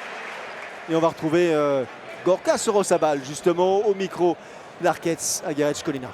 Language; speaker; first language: French; native; French